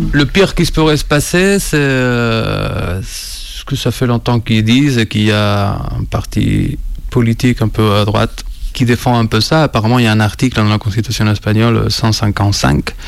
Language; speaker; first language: French; non-native, fluent; Spanish